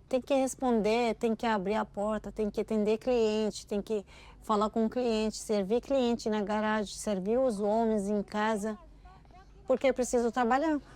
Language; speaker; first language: Portuguese; non-native, learner; Arabic